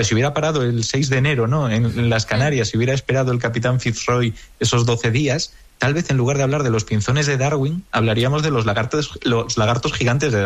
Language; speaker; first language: Spanish; native; Spanish